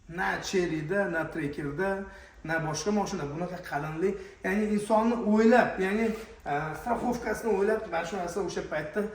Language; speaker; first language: Uzbek; native; Uzbek